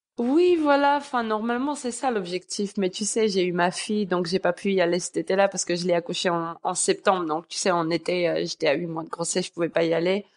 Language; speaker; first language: French; early bilingual, other home language; Georgian